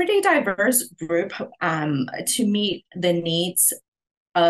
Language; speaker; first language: English; non-native, local second language; Cantonese